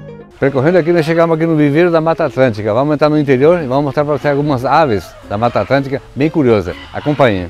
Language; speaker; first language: Portuguese; native; Portuguese